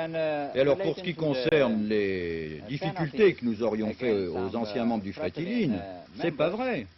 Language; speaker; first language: French; native; French